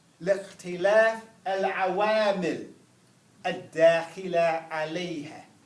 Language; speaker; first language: Arabic; non-native, fluent; English